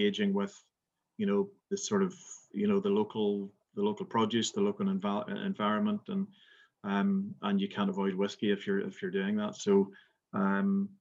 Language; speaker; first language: English; native; English